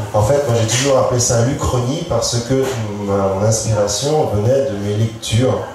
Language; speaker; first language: French; native; French